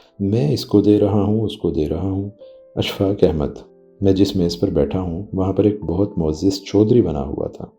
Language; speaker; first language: Urdu; non-native, local second language; Punjabi